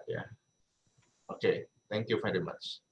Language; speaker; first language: English; non-native, learner; Indonesian